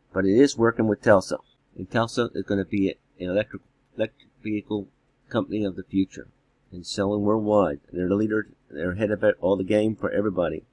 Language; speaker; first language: English; native; English